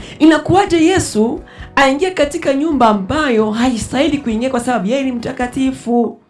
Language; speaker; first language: Swahili; non-native, local second language; Rundi